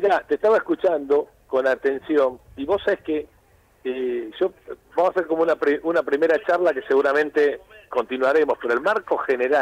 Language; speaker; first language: Spanish; native; Spanish